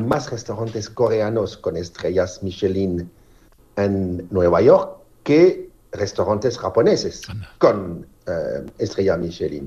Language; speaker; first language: Spanish; non-native, learner; French